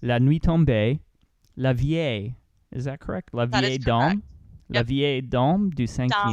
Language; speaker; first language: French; non-native, learner; English